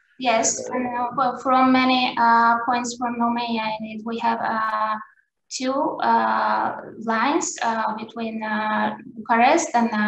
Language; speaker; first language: English; non-native, fluent; Turkish